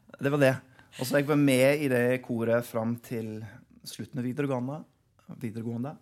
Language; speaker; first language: Norwegian; non-native, fluent; English